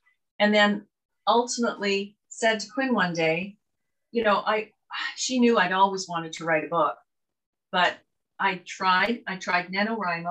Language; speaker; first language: English; native; English